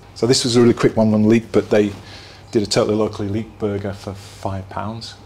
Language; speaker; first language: English; native; English